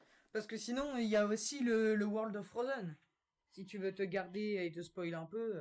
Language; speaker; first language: French; native; French